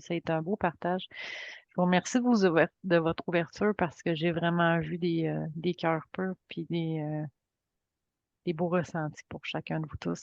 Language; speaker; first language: French; native; French